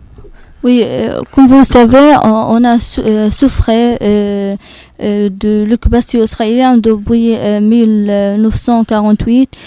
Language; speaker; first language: French; non-native, learner; Arabic